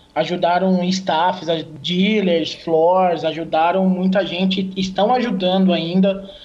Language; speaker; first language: Portuguese; native; Portuguese